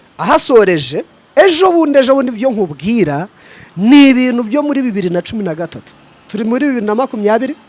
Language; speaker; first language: Kinyarwanda; native; Kinyarwanda